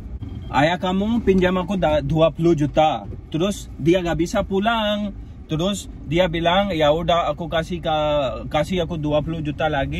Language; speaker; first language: Indonesian; non-native, learner; Urdu